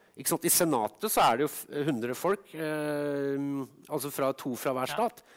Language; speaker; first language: Norwegian; native; Norwegian